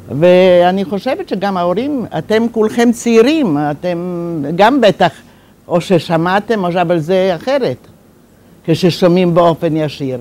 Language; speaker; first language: Hebrew; non-native, fluent; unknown